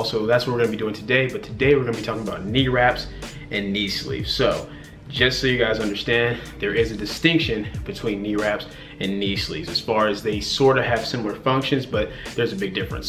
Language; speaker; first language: English; native; English